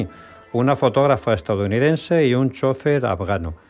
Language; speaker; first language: Spanish; native; Spanish